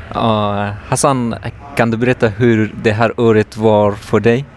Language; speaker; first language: Swedish; non-native, learner; Persian